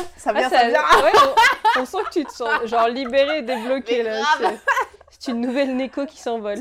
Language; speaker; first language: French; early bilingual, other home language; Japanese